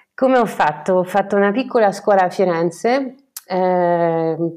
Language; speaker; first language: Italian; non-native, fluent; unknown